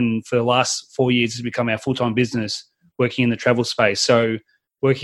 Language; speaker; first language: English; native; English